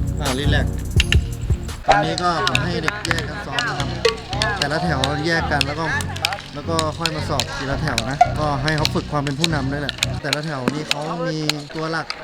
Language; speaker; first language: Thai; native; Thai